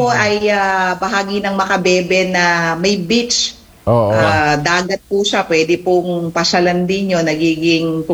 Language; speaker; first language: Filipino; native; Filipino